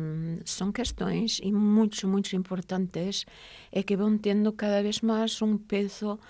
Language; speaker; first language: Spanish; non-native, fluent; Portuguese